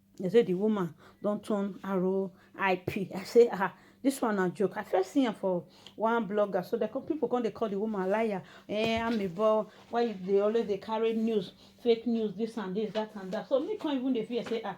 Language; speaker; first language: Nigerian Pidgin; native; Nigerian Pidgin